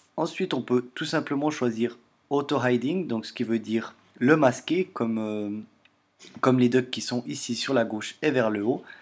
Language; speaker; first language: French; native; French